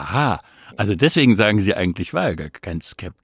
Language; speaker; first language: German; native; German